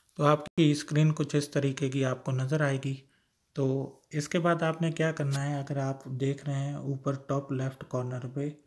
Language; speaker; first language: Urdu; non-native, local second language; Sindhi